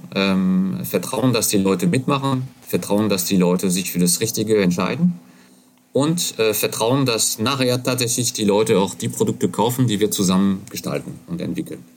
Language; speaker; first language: German; non-native, fluent; French